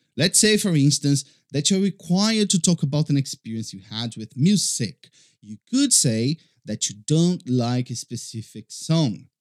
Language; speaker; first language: English; non-native, fluent; Portuguese